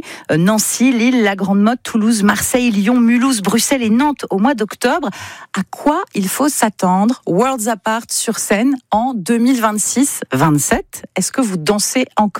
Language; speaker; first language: French; native; French